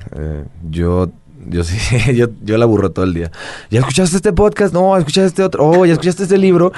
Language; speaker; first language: Spanish; native; Spanish